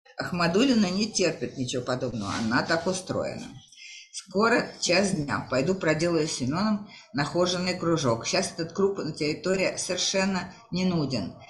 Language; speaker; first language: Russian; native; Russian